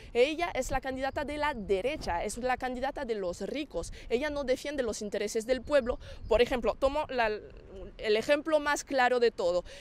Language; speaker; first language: Spanish; non-native, fluent; French